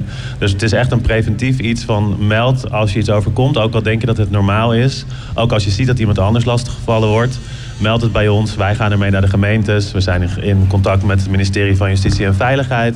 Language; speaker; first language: Dutch; native; Dutch